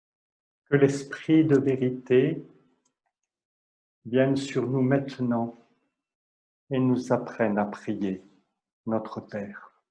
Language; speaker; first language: French; native; French